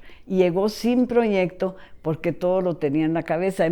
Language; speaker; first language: Spanish; native; Spanish